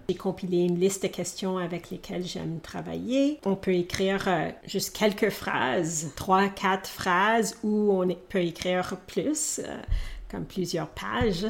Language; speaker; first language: French; non-native, local second language; English